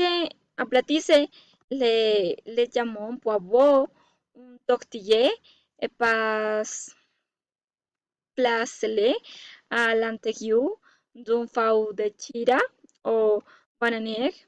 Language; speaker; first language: French; non-native, learner; Spanish